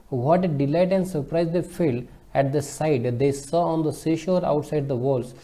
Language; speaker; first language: English; non-native, local second language; Marathi